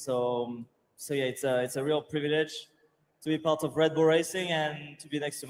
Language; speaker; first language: English; non-native, fluent; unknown